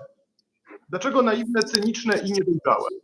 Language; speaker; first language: Polish; native; Polish